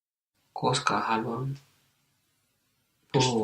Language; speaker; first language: Finnish; non-native, learner; English